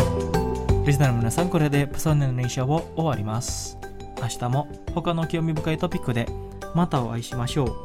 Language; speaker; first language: Japanese; non-native, fluent; Indonesian